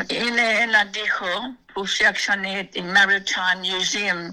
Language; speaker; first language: Greek; early bilingual, heritage; Greek